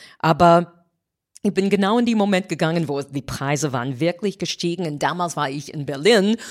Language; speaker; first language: German; non-native, fluent; English